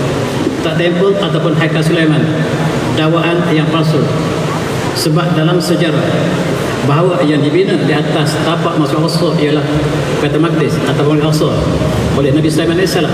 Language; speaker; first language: Malay; native; Malay